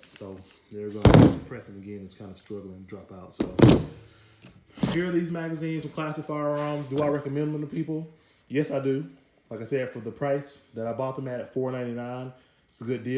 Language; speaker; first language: English; native; English